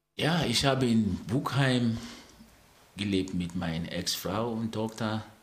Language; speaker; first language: German; non-native, fluent; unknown